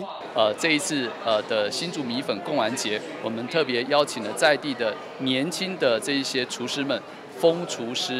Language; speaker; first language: Chinese; native; Chinese